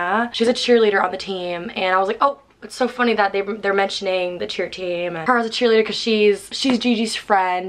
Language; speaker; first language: English; native; English